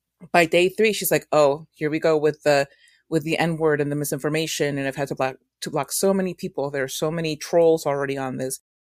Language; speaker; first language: English; native; English